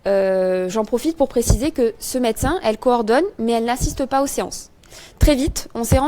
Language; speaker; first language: French; native; French